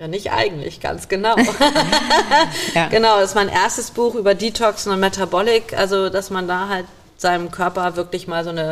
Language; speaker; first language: German; native; German